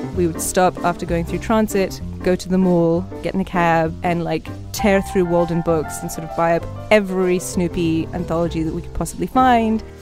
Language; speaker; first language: English; early bilingual, other home language; Spanish